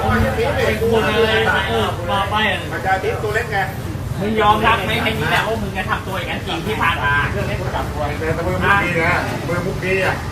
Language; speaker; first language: Thai; native; Thai